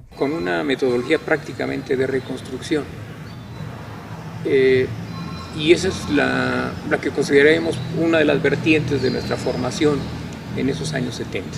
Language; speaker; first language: Spanish; native; Spanish